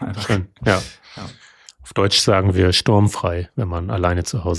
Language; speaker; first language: German; native; German